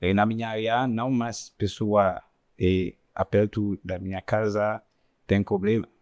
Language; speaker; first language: Portuguese; non-native, learner; Haitian Creole